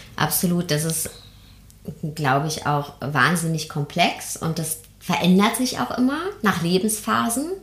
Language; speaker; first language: German; early bilingual, other home language; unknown